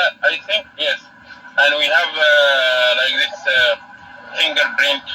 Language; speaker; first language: English; non-native, learner; Arabic